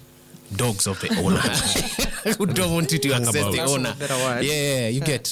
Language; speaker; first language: English; non-native, local second language; Kikuyu